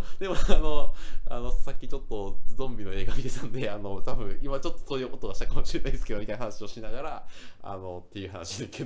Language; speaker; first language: Japanese; native; Japanese